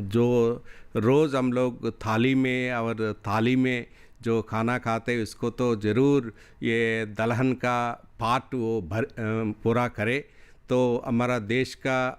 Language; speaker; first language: Hindi; non-native, local second language; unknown